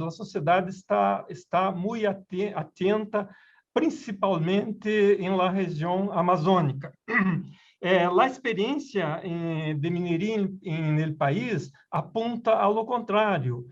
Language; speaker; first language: Spanish; non-native, learner; Portuguese